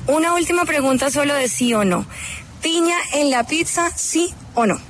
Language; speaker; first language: Spanish; native; Spanish